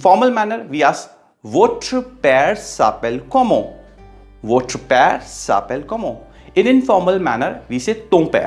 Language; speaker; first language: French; non-native, fluent; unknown